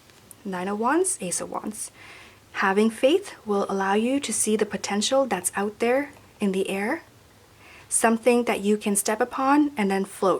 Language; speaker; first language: English; native; English